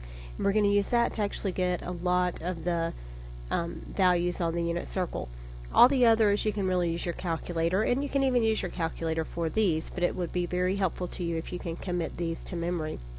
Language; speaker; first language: English; native; English